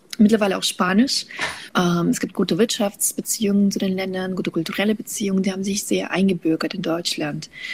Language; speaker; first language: German; early bilingual, other home language; Russian